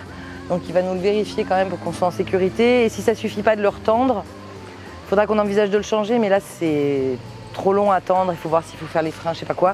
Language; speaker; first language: French; native; French